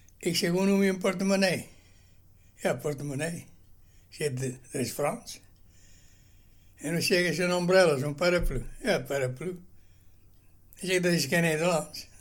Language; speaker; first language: Dutch; non-native, learner; Italian